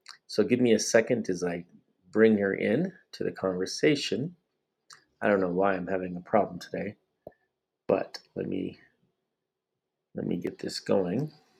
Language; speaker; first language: English; native; English